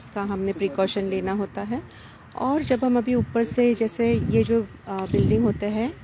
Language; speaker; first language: Hindi; non-native, local second language; Marathi